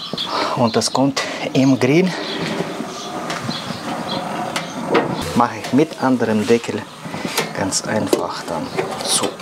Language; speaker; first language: German; non-native, learner; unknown